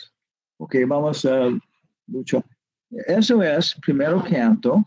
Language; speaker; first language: Spanish; non-native, learner; English